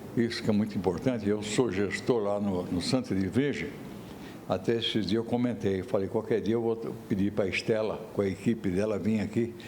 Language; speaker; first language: Portuguese; native; Portuguese